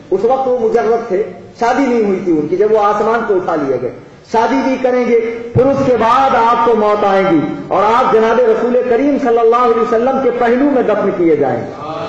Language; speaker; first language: Urdu; native; Urdu